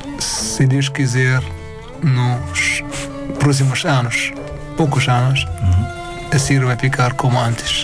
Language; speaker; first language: Portuguese; non-native, learner; Arabic